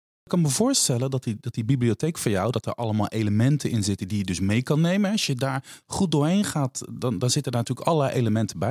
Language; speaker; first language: Dutch; native; Dutch